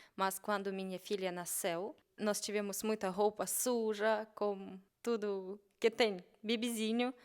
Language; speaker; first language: Portuguese; non-native, learner; Russian